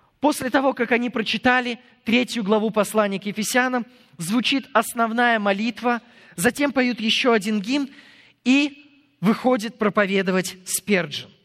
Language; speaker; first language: Russian; non-native, fluent; English